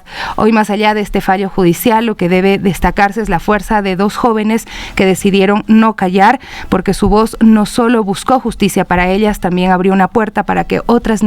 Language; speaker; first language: Spanish; native; Spanish